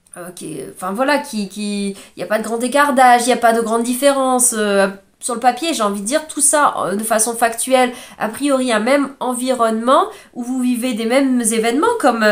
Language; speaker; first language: French; native; French